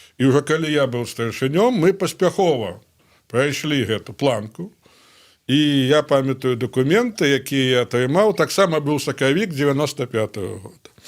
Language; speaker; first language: Belarusian; native; Belarusian